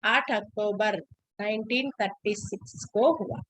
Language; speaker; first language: Hindi; non-native, local second language; Telugu